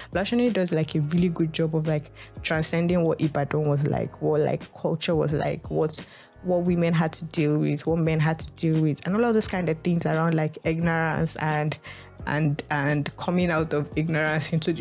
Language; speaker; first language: English; non-native, local second language; Yoruba